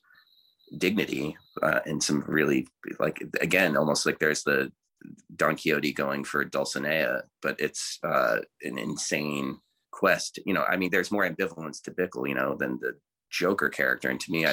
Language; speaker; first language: English; native; English